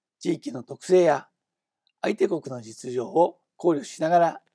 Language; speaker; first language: Japanese; native; Japanese